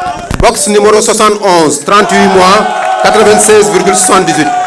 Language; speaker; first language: French; non-native, local second language; Wolof